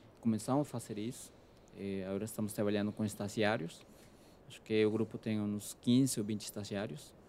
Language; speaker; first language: Portuguese; non-native, fluent; Spanish